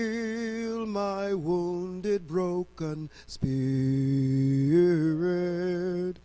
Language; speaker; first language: English; native; English